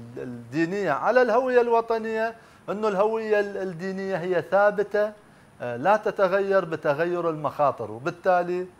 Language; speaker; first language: Arabic; native; Arabic